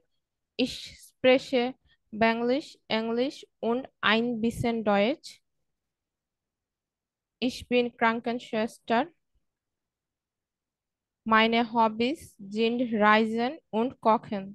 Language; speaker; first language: German; non-native, learner; Bangla